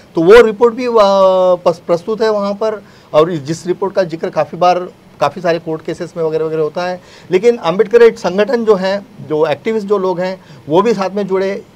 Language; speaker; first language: Hindi; native; Hindi